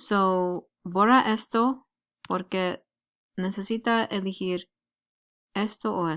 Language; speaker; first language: Spanish; non-native, learner; English